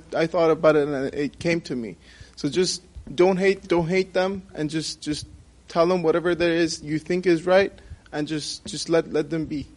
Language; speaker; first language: English; non-native, fluent; Persian